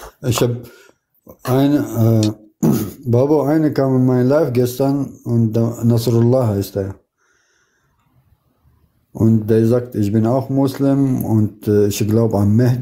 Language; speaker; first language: German; non-native, fluent; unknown